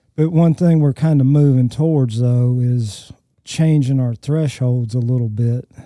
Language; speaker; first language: English; native; English